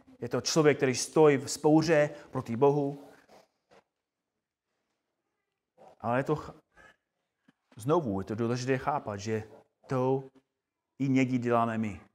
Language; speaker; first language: Czech; non-native, fluent; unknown